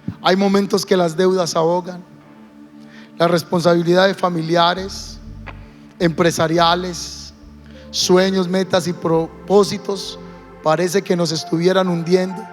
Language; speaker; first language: Spanish; native; Spanish